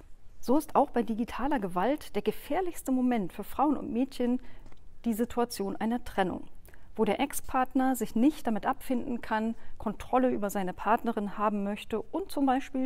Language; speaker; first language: German; native; German